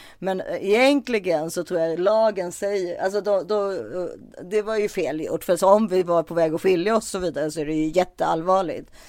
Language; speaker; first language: Swedish; early bilingual, other home language; French